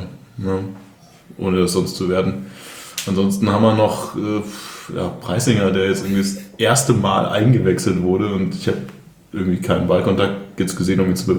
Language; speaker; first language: German; native; German